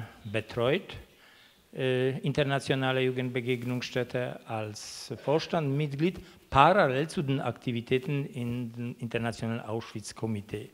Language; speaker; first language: German; non-native, fluent; Polish